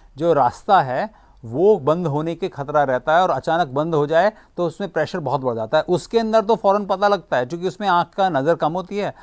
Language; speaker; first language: Hindi; native; Hindi